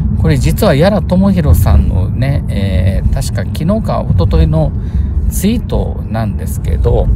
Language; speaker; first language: Japanese; native; Japanese